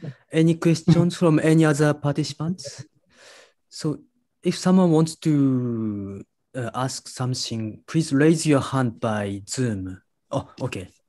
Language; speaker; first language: English; non-native, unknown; Japanese